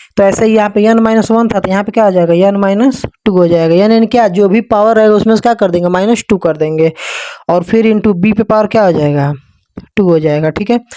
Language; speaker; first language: Hindi; native; Hindi